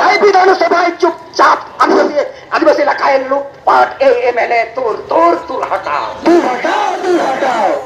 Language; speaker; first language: Bangla; non-native, local second language; Santali